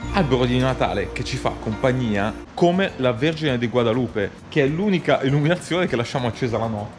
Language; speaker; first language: Italian; native; Italian